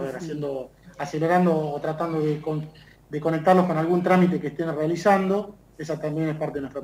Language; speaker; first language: Spanish; native; Spanish